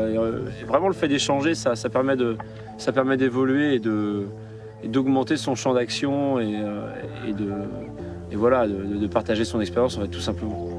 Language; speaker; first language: French; native; French